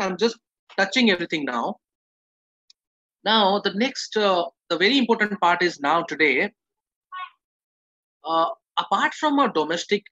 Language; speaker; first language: English; non-native, local second language; Odia